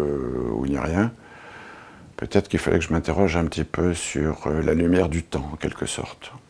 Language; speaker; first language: French; native; French